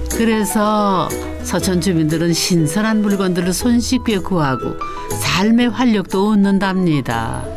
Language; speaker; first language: Korean; native; Korean